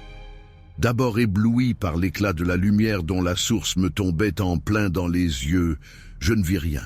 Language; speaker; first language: French; native; French